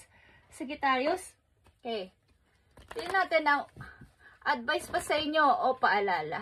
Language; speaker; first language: Filipino; native; Filipino